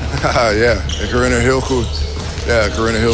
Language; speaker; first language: Dutch; non-native, learner; English